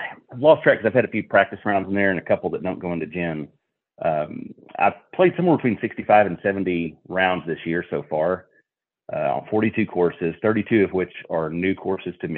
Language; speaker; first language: English; native; English